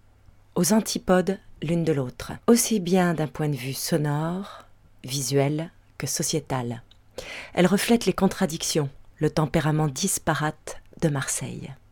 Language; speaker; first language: French; native; French